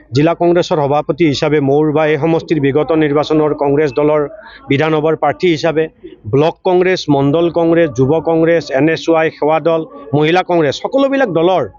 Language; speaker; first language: Assamese; native; Assamese